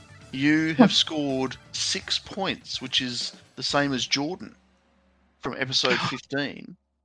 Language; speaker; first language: English; early bilingual, other home language; Italian